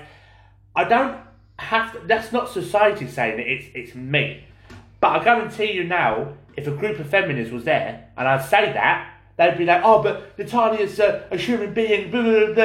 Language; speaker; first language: English; native; English